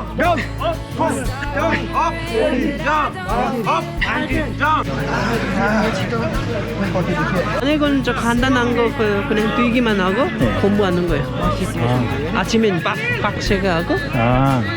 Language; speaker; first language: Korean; non-native, learner; Nepali